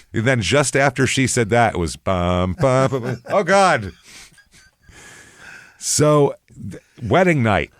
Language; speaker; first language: English; native; English